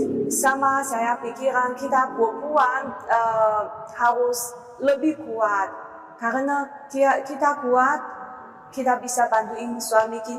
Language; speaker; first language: Indonesian; non-native, learner; Chinese